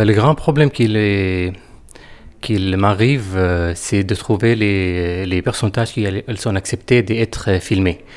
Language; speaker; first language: French; non-native, fluent; Arabic